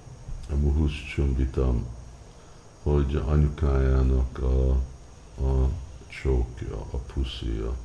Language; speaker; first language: Hungarian; early bilingual, heritage; Hungarian